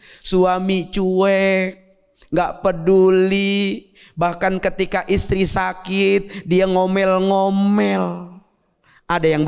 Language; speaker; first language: Indonesian; native; Indonesian